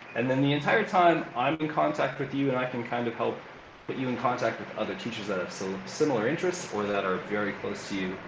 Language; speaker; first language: English; native; English